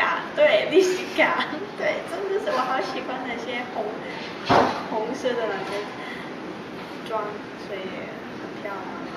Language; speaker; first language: Chinese; non-native, local second language; Cantonese